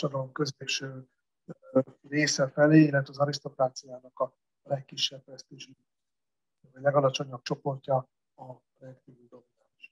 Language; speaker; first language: Hungarian; native; Hungarian